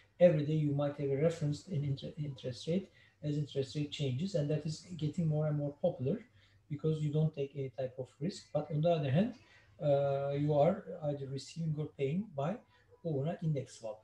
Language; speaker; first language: English; non-native, fluent; Turkish